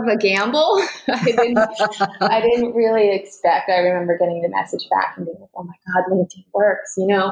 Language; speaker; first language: English; native; English